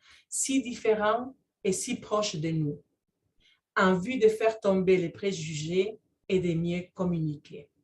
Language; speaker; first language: French; non-native, fluent; Spanish